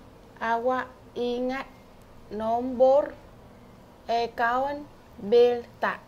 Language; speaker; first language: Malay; non-native, fluent; Vietnamese